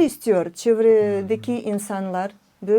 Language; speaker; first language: Turkish; non-native, learner; Russian